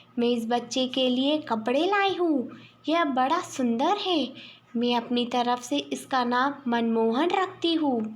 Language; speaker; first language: Hindi; native; Hindi